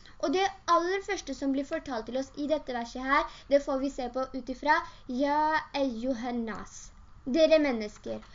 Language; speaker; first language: Norwegian; early bilingual, other home language; Urdu